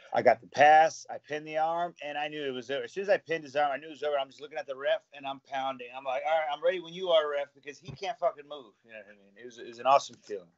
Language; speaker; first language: English; native; English